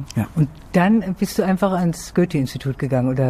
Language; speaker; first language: German; native; German